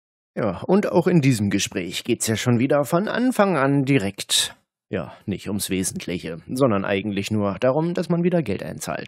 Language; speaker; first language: German; native; German